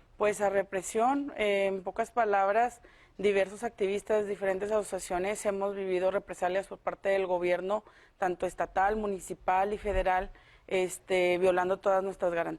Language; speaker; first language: Spanish; native; Spanish